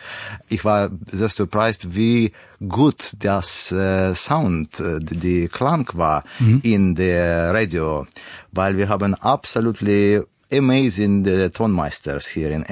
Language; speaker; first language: German; non-native, learner; Russian